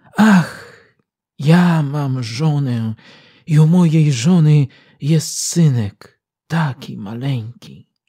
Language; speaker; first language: Polish; early bilingual, heritage; Polish